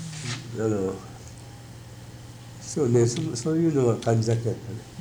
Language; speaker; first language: Japanese; native; Japanese